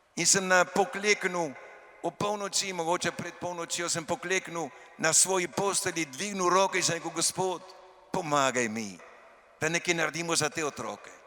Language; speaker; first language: Slovenian; early bilingual, heritage; Slovenian